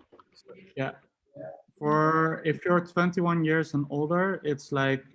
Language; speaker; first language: English; non-native, fluent; Dutch